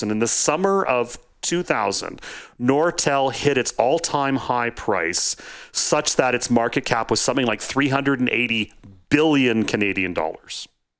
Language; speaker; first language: English; native; English